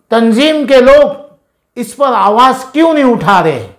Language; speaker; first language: Hindi; non-native, local second language; Urdu